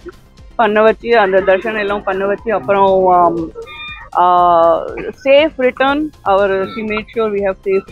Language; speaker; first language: Tamil; non-native, fluent; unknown